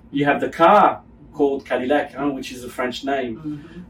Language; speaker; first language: English; non-native, fluent; French